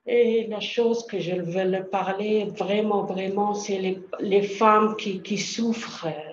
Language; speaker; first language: French; non-native, learner; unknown